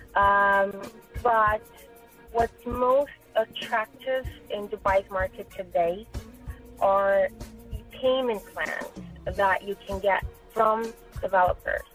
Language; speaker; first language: English; non-native, fluent; Portuguese